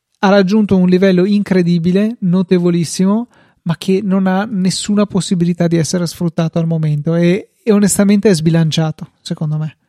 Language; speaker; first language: Italian; native; Italian